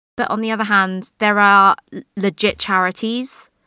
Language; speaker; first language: English; native; English